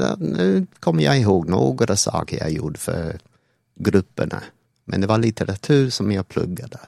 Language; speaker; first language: Swedish; non-native, fluent; English